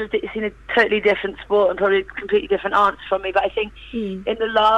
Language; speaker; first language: English; native; English